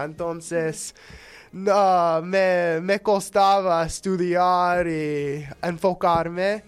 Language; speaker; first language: Spanish; non-native, learner; English